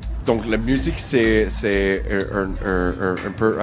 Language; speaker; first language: French; non-native, learner; English